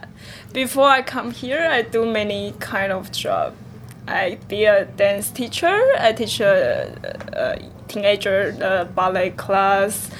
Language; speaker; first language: English; non-native, learner; Chinese